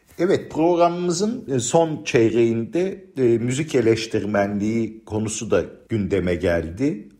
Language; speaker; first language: Turkish; native; Turkish